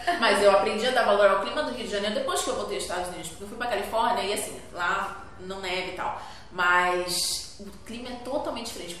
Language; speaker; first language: Portuguese; native; Portuguese